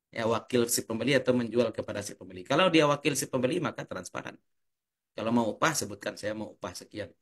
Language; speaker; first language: Indonesian; native; Indonesian